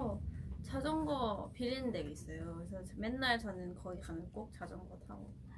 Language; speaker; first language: Korean; non-native, fluent; Thai